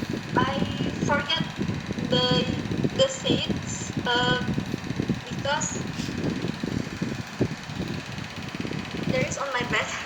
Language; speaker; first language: English; non-native, learner; Indonesian